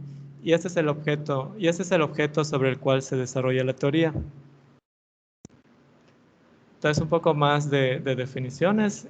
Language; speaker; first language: Spanish; native; Spanish